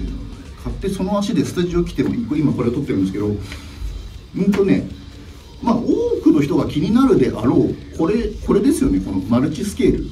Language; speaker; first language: Japanese; native; Japanese